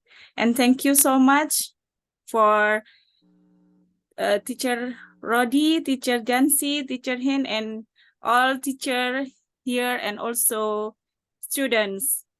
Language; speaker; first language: English; non-native, learner; Indonesian